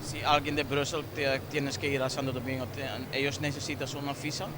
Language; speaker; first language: Spanish; non-native, learner; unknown